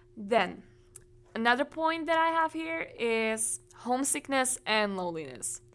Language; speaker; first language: English; non-native, fluent; Czech